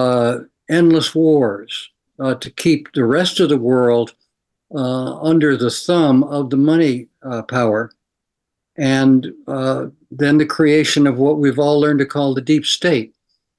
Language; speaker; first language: English; native; English